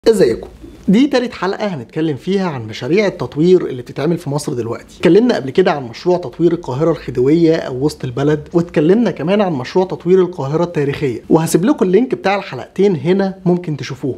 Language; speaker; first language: Arabic; native; Arabic